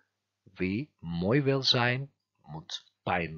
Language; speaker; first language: Dutch; non-native, fluent; Turkish